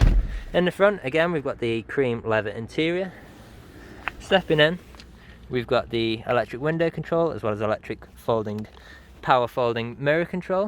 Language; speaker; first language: English; native; English